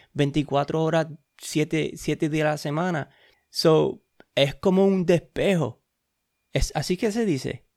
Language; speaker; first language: Spanish; early bilingual, heritage; Spanish